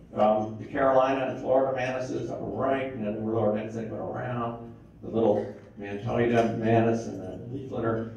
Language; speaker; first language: English; native; English